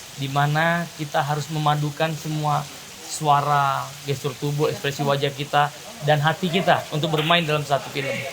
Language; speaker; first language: Indonesian; native; Indonesian